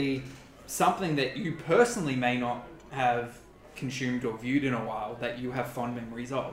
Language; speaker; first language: English; native; English